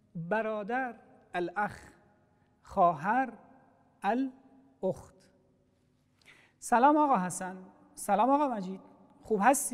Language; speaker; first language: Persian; non-native, fluent; Arabic